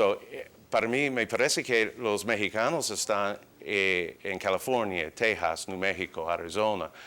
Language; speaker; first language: Spanish; early bilingual, heritage; English